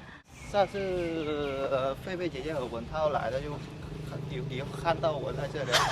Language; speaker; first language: Chinese; non-native, fluent; Vietnamese